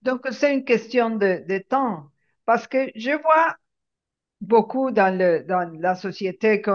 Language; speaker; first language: French; non-native, fluent; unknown